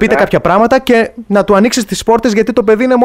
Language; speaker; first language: Greek; native; Greek